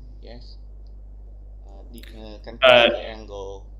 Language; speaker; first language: English; non-native, learner; Vietnamese